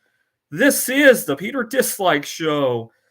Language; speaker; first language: English; native; English